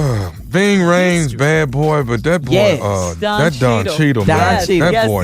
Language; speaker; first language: English; native; English